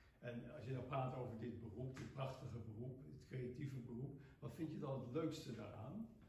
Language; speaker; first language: Dutch; native; Dutch